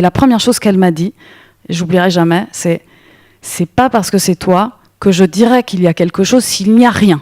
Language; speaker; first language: French; native; French